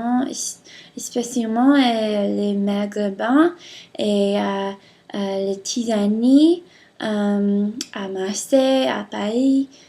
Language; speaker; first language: French; non-native, learner; English